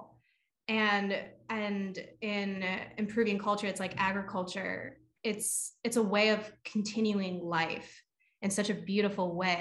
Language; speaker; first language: English; native; English